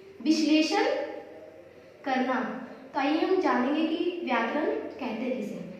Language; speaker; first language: Hindi; native; Hindi